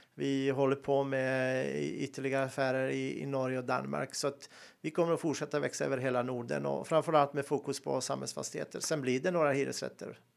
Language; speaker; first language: Swedish; non-native, fluent; Serbian